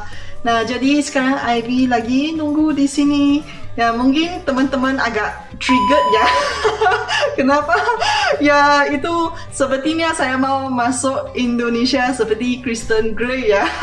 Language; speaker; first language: Indonesian; non-native, fluent; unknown